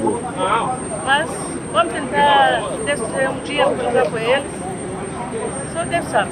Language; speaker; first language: Portuguese; non-native, learner; Arabic